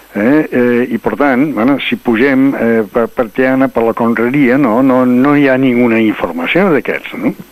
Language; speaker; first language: Catalan; non-native, local second language; Spanish